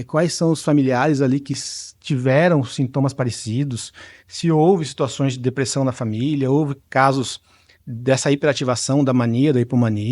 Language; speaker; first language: Portuguese; native; Portuguese